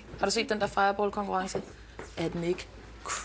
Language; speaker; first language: Danish; native; Danish